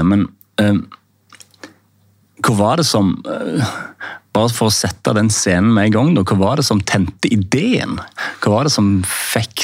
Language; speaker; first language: Norwegian; native; Norwegian